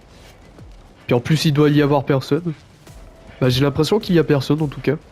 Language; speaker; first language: French; native; French